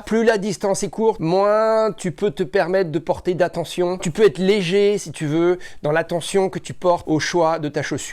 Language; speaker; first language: French; native; French